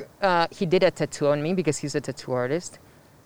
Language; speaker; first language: English; non-native, fluent; Spanish